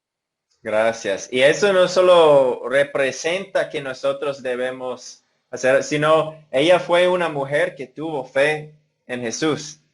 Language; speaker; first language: Spanish; non-native, fluent; English